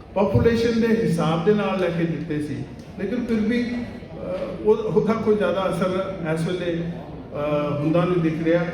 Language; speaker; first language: Hindi; non-native, local second language; Punjabi